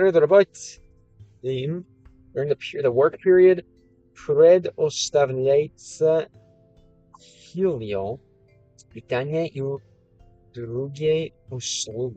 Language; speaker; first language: Russian; non-native, learner; English